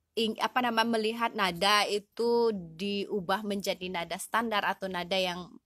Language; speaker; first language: Indonesian; native; Indonesian